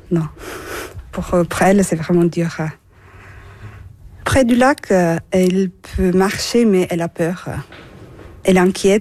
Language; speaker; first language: French; non-native, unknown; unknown